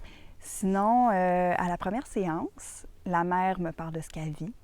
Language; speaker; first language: French; native; French